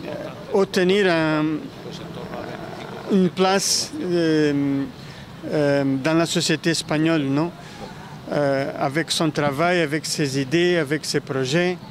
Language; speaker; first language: French; non-native, fluent; Spanish